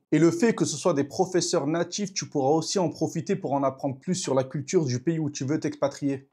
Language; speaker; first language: French; native; French